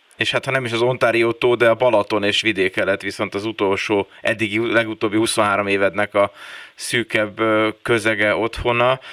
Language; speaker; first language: Hungarian; native; Hungarian